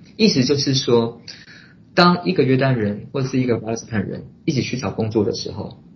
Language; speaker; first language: Chinese; native; Chinese